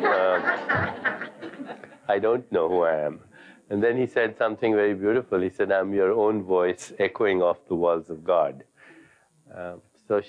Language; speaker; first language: English; non-native, local second language; Hindi